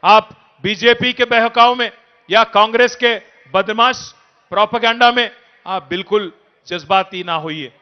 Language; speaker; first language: Hindi; non-native, local second language; Telugu